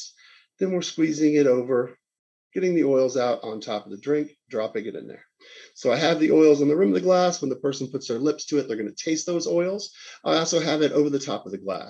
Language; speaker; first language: English; native; English